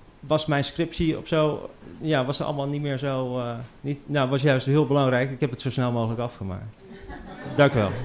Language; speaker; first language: Dutch; native; Dutch